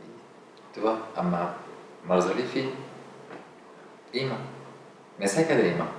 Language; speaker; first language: Bulgarian; non-native, learner; Arabic